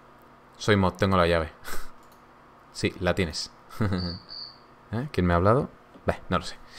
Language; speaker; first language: Spanish; native; Spanish